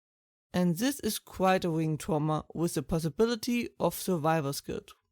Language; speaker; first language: English; non-native, fluent; German